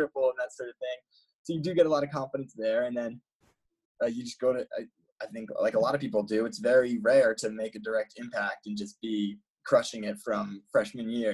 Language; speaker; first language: English; native; English